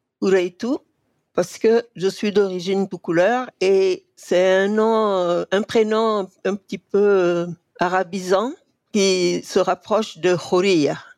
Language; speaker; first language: French; non-native, local second language; Fula